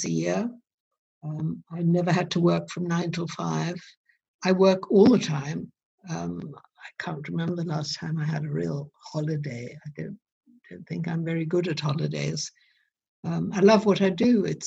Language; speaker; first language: English; native; English